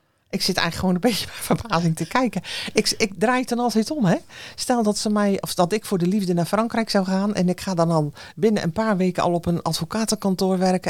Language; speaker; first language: Dutch; native; Dutch